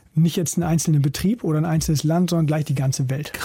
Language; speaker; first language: German; native; German